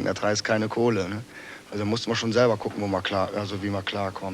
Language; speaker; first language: German; native; German